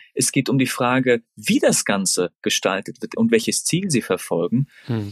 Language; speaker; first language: German; early bilingual, other home language; Turkish